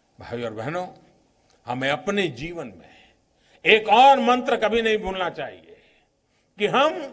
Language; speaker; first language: Hindi; non-native, local second language; Gujarati